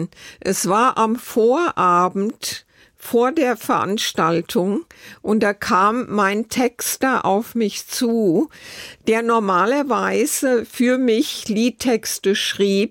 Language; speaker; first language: German; native; German